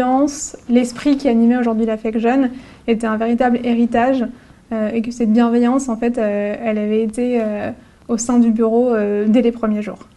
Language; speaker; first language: French; native; French